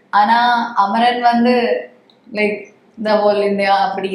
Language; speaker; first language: Tamil; non-native, learner; Malayalam